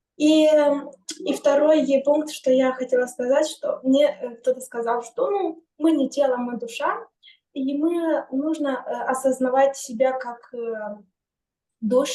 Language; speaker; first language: Russian; non-native, fluent; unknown